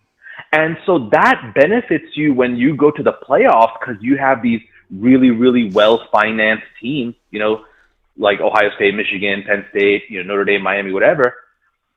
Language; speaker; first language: English; native; English